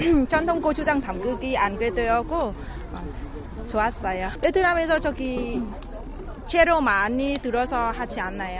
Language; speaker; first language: Korean; non-native, learner; Vietnamese